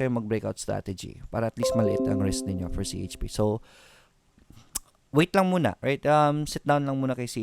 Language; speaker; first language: Filipino; native; Filipino